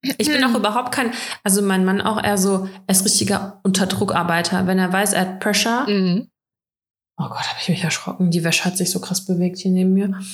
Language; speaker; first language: German; early bilingual, other home language; Russian